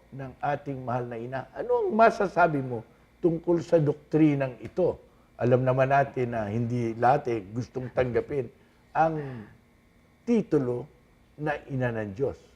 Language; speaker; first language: Filipino; native; Filipino